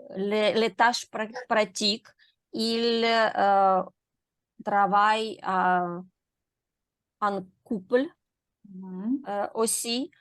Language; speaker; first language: French; non-native, learner; Ukrainian